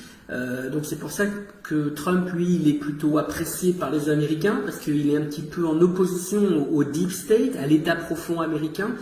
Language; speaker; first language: French; native; French